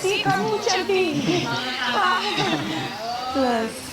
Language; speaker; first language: Indonesian; non-native, learner; English